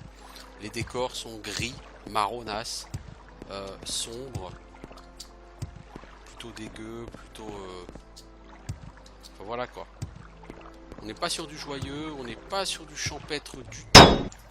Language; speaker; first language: French; native; French